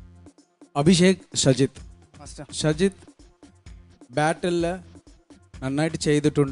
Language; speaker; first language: Malayalam; non-native, local second language; Tamil